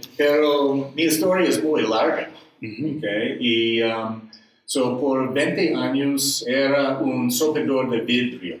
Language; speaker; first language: Spanish; non-native, learner; English